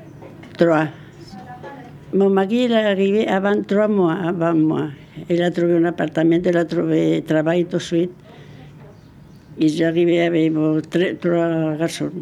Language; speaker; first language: French; non-native, learner; Spanish